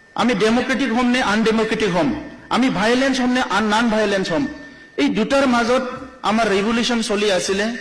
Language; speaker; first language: Assamese; non-native, local second language; Bodo